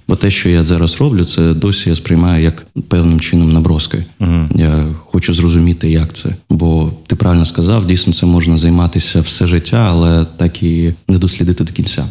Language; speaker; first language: Ukrainian; non-native, local second language; Russian